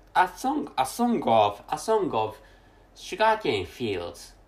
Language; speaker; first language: English; non-native, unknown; Japanese